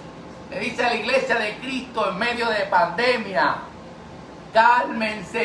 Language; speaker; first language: Spanish; native; Spanish